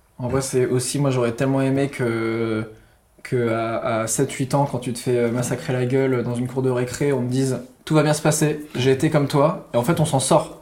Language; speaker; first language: French; native; French